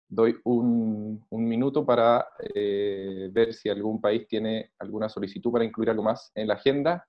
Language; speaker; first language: Spanish; native; Spanish